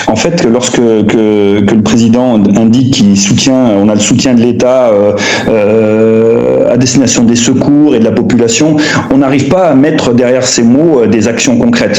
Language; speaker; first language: French; native; French